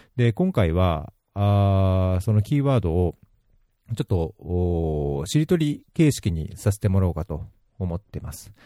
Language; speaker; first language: Japanese; native; Japanese